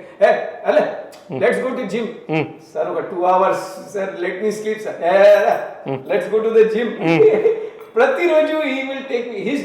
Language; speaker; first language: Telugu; non-native, learner; Hindi